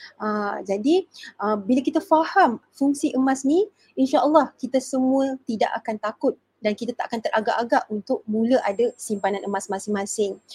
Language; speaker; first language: Malay; native; Malay